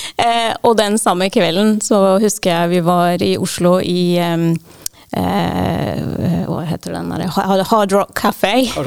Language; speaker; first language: Norwegian; non-native, fluent; English